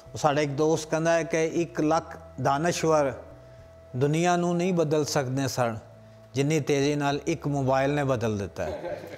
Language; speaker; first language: Punjabi; native; Punjabi